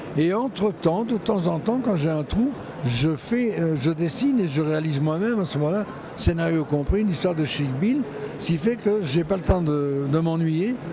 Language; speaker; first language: French; native; French